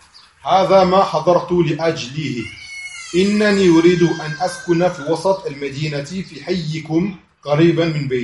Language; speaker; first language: Arabic; non-native, fluent; French